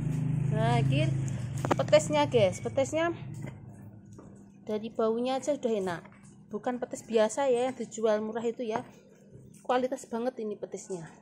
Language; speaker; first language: Indonesian; non-native, local second language; Javanese